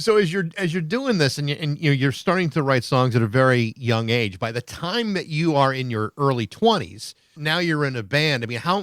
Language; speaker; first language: English; native; English